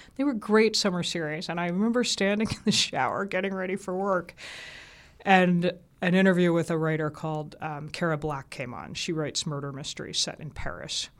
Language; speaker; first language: English; native; English